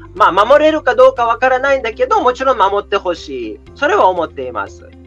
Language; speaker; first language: Japanese; non-native, fluent; Russian